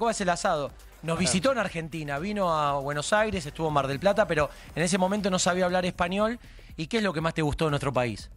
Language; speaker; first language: Spanish; native; Spanish